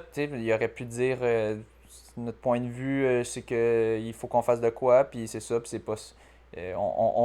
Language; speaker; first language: French; native; French